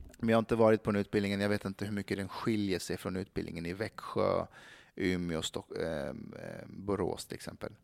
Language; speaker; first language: Swedish; early bilingual, other home language; Persian